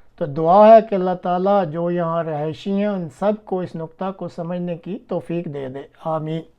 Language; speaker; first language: Urdu; native; Urdu